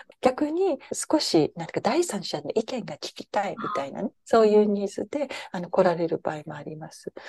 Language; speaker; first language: Japanese; native; Japanese